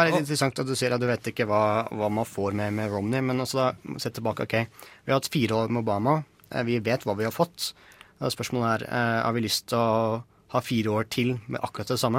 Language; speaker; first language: Norwegian; native; Norwegian